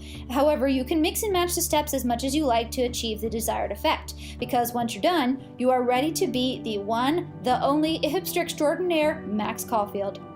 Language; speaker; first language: English; native; English